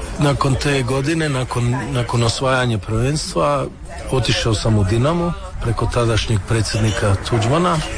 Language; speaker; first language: Serbian; early bilingual, heritage; Croatian